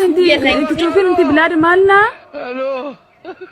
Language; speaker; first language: Arabic; non-native, learner; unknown